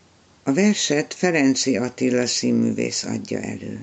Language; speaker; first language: Hungarian; native; Hungarian